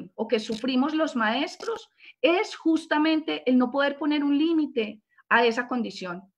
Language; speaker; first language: Spanish; native; Spanish